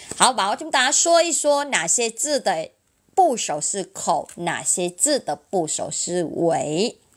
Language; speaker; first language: Chinese; non-native, learner; Vietnamese